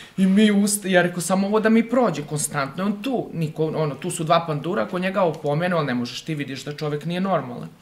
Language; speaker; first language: Serbian; native; Serbian